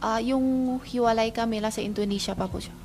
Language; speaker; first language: Filipino; non-native, learner; Chinese